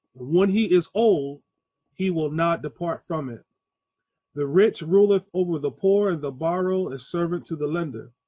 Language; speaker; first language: English; native; English